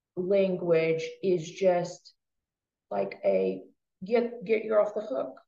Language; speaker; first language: English; non-native, fluent; Russian